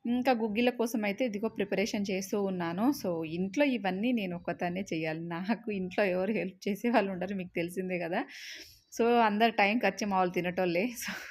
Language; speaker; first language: Telugu; native; Telugu